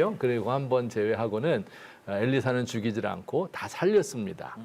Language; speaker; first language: Korean; native; Korean